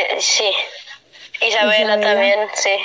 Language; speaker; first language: Spanish; early bilingual, heritage; Spanish